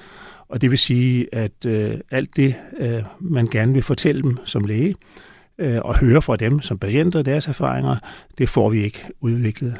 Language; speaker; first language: Danish; native; Danish